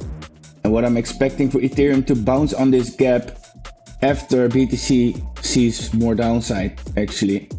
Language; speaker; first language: English; non-native, fluent; Dutch